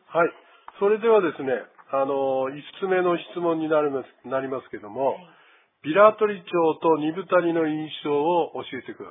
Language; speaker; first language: Japanese; native; Japanese